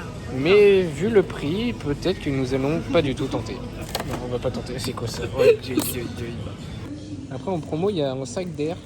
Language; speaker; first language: French; native; French